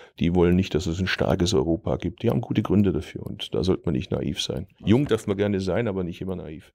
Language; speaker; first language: German; early bilingual, other home language; Turkish